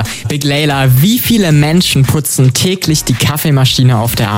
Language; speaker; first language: German; native; German